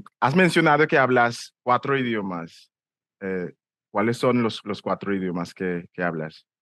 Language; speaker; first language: Spanish; non-native, fluent; English